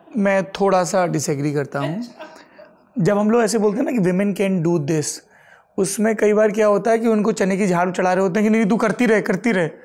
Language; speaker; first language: Hindi; native; Hindi